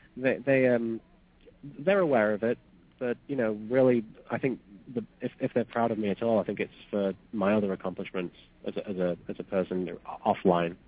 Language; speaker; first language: English; native; English